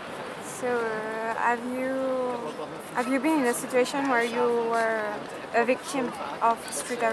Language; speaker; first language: English; non-native, learner; French